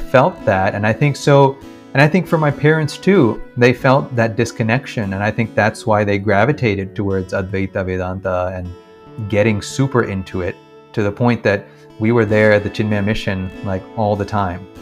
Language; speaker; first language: English; early bilingual, other home language; Malayalam